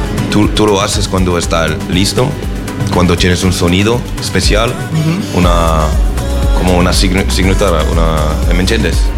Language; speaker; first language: Spanish; non-native, learner; French